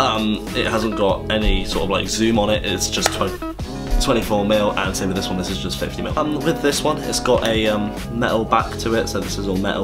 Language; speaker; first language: English; native; English